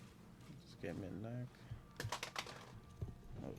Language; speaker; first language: English; native; English